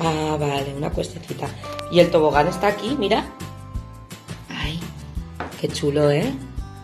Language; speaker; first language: Spanish; native; Spanish